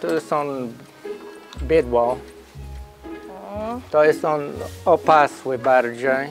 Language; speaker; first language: Polish; non-native, learner; English